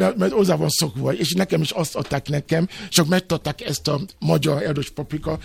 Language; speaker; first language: Hungarian; non-native, learner; Yoruba